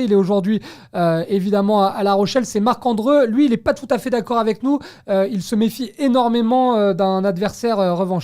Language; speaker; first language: French; native; French